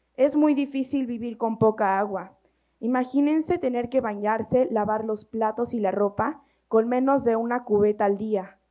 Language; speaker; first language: Spanish; native; Spanish